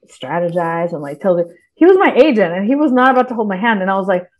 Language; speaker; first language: English; early bilingual, other home language; Spanish